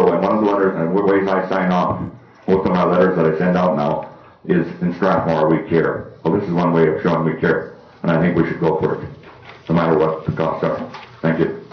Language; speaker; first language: English; native; English